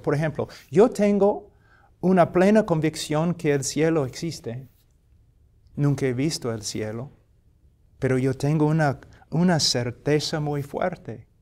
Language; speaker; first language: Spanish; non-native, fluent; English